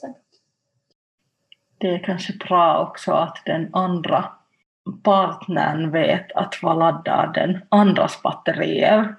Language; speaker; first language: Swedish; non-native, local second language; Finnish